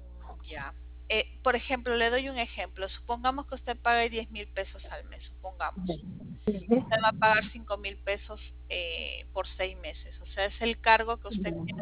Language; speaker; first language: Spanish; native; Spanish